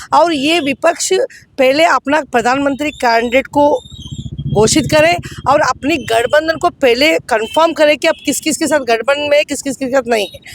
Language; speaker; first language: Hindi; non-native, local second language; Tamil